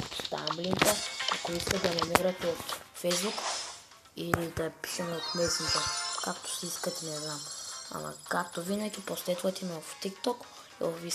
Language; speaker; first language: Bulgarian; non-native, local second language; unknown